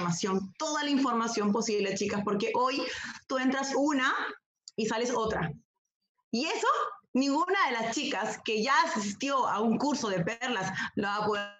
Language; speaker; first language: Spanish; native; Spanish